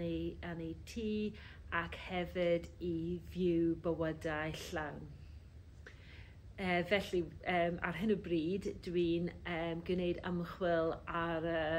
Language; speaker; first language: Welsh; non-native, fluent; English